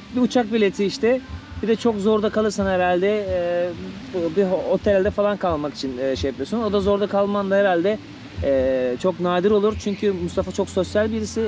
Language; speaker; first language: Turkish; native; Turkish